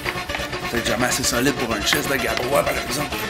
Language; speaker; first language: French; native; French